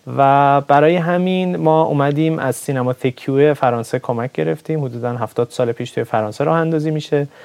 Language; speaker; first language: Persian; native; Persian